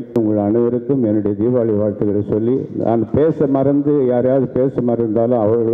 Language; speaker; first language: Tamil; native; Tamil